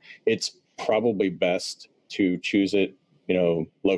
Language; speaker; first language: English; native; English